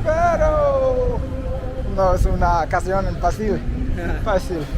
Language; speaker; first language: Spanish; non-native, learner; English